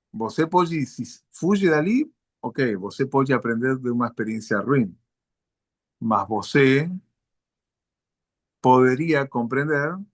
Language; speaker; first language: Portuguese; non-native, learner; Spanish